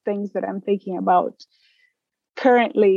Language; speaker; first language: English; non-native, fluent; Portuguese